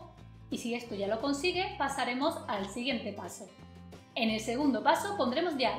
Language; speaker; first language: Spanish; native; Spanish